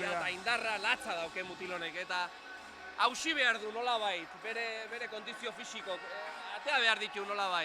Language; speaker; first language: Basque; native; Basque